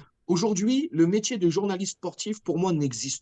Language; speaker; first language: French; native; French